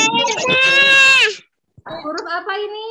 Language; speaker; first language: Indonesian; native; Indonesian